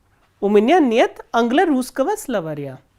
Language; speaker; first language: Russian; non-native, fluent; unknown